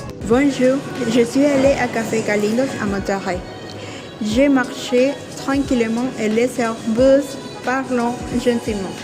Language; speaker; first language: French; non-native, learner; Spanish